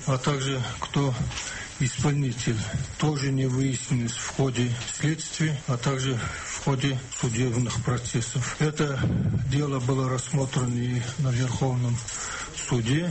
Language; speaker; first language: Russian; non-native, local second language; Kazakh